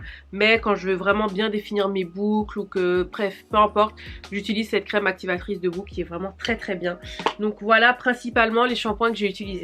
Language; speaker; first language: French; native; French